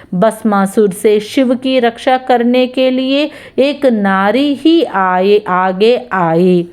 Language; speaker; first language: Hindi; non-native, local second language; Telugu